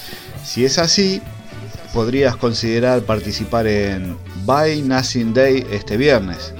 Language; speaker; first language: Spanish; native; Spanish